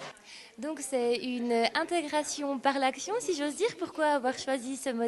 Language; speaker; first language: French; native; French